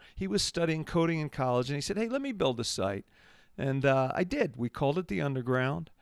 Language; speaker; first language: English; native; English